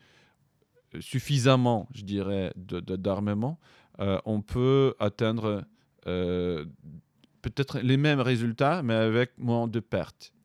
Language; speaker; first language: French; non-native, fluent; Ukrainian